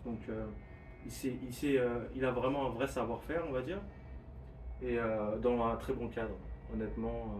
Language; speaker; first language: French; native; French